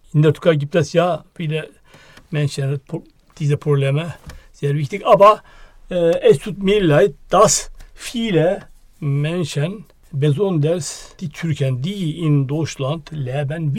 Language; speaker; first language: German; non-native, learner; Turkish